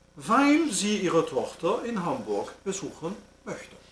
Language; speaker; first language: German; non-native, fluent; French